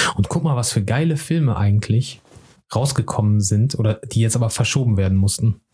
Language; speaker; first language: German; early bilingual, other home language; Turkish